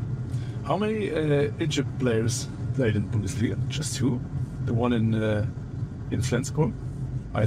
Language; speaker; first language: English; non-native, fluent; German